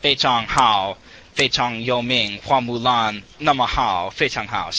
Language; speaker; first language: Chinese; non-native, learner; English